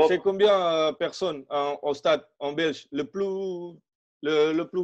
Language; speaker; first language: French; non-native, fluent; Indonesian